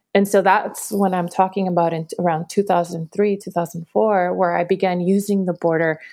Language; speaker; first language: English; early bilingual, other home language; Spanish